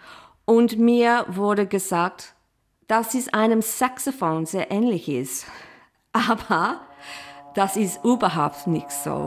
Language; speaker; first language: German; non-native, fluent; English